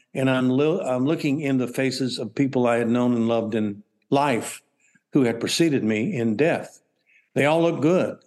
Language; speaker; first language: English; native; English